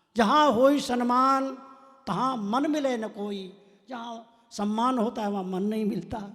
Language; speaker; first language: Hindi; native; Hindi